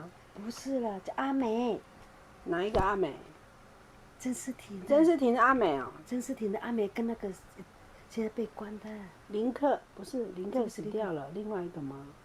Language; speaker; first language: Chinese; native; Chinese